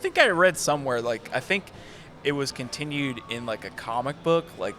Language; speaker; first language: English; native; English